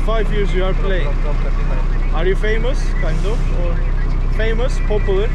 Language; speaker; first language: English; non-native, learner; Turkish